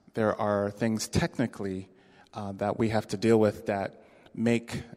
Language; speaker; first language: English; native; English